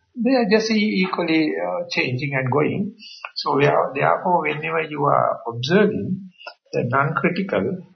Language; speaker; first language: English; non-native, local second language; Sinhala